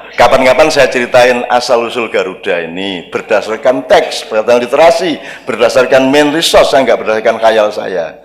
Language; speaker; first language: Indonesian; non-native, local second language; Javanese